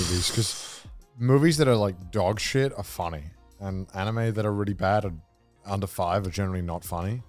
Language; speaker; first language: English; native; English